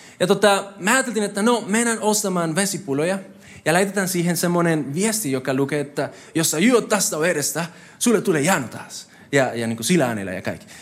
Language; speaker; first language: Finnish; non-native, fluent; Spanish